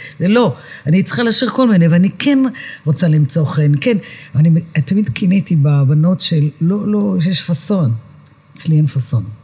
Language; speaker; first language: Hebrew; native; Hebrew